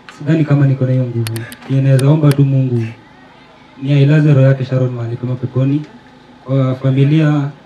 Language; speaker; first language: Swahili; non-native, local second language; Luo (Kenya and Tanzania)